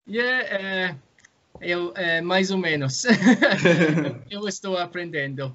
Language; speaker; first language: Portuguese; non-native, learner; English